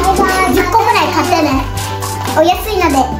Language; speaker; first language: Japanese; native; Japanese